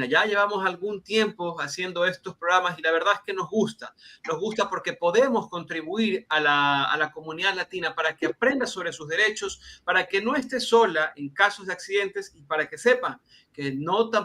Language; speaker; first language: Spanish; native; Spanish